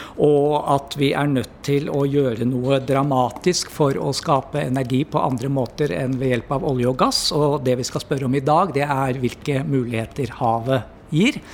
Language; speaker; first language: Norwegian; native; Norwegian